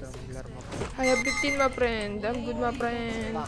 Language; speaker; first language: English; non-native, learner; Filipino